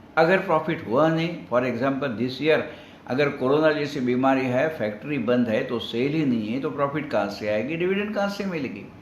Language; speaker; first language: Hindi; non-native, local second language; Marathi